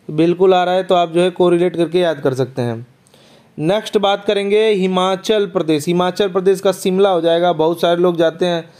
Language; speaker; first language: Hindi; native; Hindi